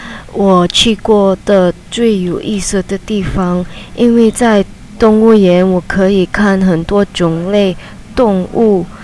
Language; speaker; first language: Chinese; non-native, learner; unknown